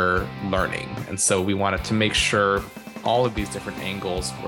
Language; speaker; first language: English; native; English